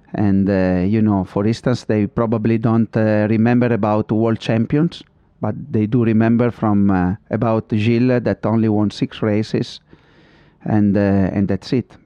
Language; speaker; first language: English; non-native, fluent; Italian